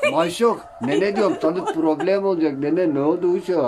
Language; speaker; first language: Spanish; non-native, learner; Turkish